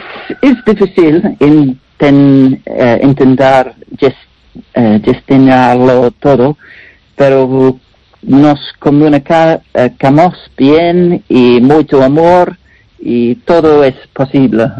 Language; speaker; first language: Spanish; non-native, learner; English